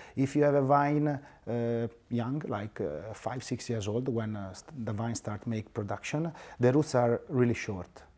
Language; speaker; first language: English; non-native, fluent; Italian